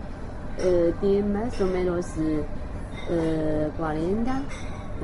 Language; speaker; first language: Portuguese; non-native, learner; Chinese